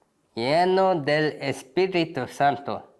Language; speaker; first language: Spanish; non-native, learner; Korean